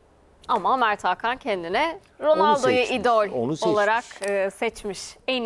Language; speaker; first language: Turkish; native; Turkish